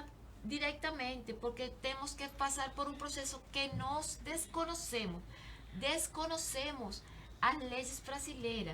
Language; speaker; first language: Portuguese; non-native, learner; Spanish